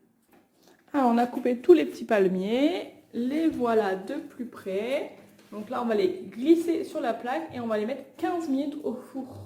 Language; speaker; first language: French; native; French